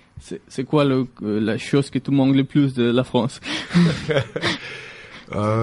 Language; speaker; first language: French; non-native, learner; Galician